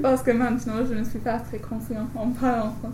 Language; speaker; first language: French; non-native, learner; English